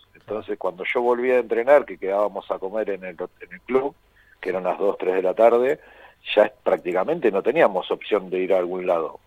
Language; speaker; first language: Spanish; native; Spanish